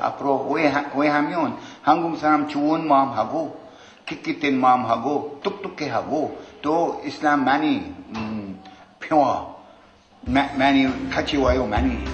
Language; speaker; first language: Korean; non-native, learner; Arabic